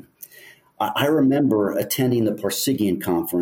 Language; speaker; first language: English; native; English